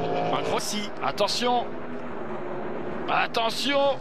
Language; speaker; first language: French; native; French